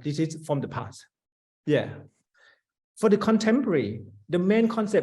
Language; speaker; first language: English; non-native, fluent; Thai